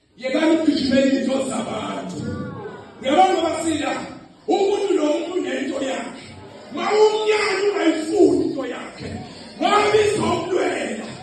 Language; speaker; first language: Zulu; native; Zulu